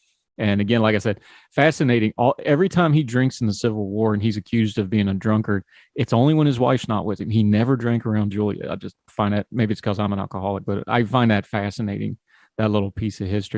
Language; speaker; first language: English; native; English